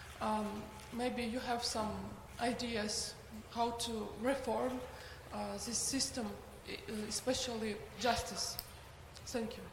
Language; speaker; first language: English; non-native, fluent; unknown